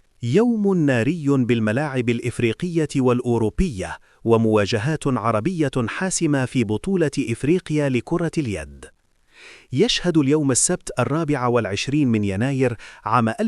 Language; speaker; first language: Arabic; native; Arabic